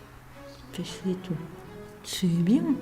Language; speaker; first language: French; native; French